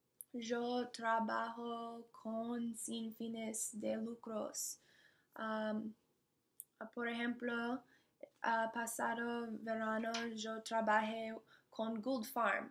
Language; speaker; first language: Spanish; non-native, learner; English